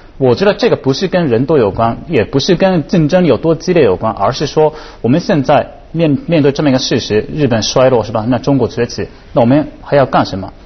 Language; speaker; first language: Chinese; non-native, fluent; Japanese